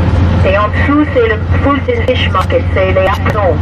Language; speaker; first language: French; non-native, fluent; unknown